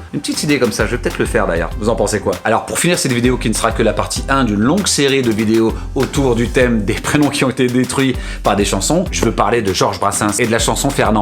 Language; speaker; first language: French; native; French